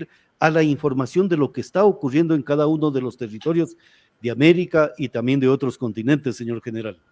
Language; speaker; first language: Spanish; native; Spanish